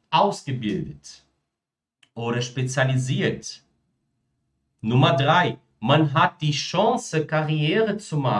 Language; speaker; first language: German; non-native, fluent; Portuguese